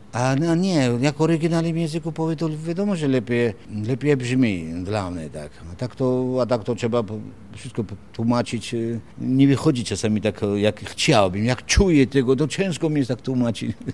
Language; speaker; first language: Polish; non-native, fluent; Georgian